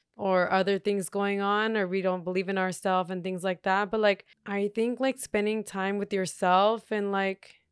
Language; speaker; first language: English; native; English